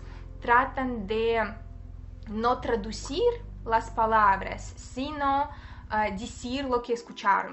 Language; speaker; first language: Spanish; non-native, fluent; Russian